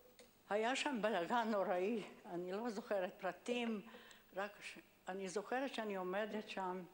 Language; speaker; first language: Hebrew; non-native, fluent; Hungarian